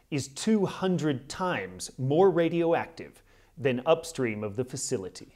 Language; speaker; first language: English; native; English